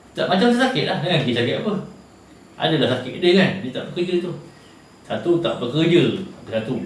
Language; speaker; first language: Malay; native; Malay